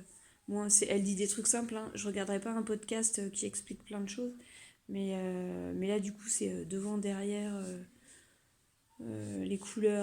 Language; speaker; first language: French; native; French